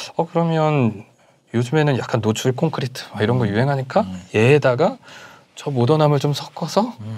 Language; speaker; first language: Korean; native; Korean